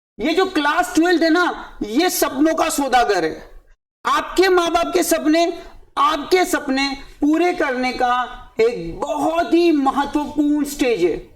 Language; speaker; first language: Hindi; native; Hindi